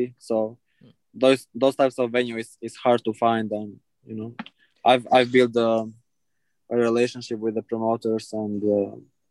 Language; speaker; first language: English; non-native, fluent; Albanian